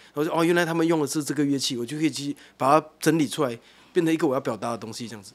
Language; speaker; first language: Chinese; native; Chinese